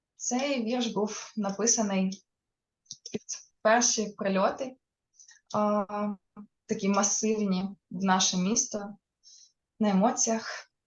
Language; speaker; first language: Ukrainian; non-native, local second language; Russian